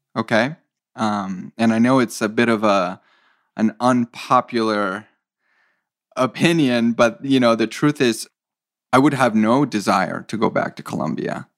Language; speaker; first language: English; early bilingual, other home language; Spanish